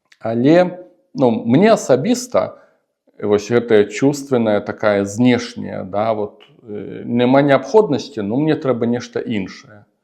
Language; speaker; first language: Belarusian; non-native, local second language; Russian